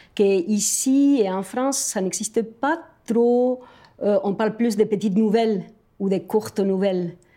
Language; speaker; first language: French; non-native, fluent; Spanish